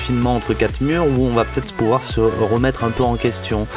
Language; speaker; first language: French; native; French